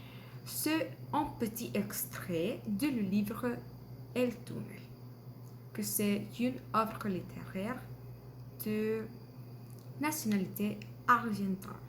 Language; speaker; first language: French; non-native, learner; Spanish